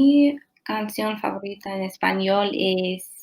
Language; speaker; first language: Spanish; non-native, learner; English